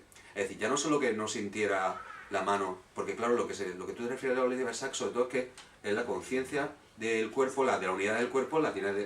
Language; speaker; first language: Spanish; native; Spanish